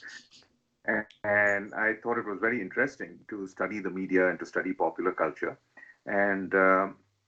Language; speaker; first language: English; non-native, local second language; Telugu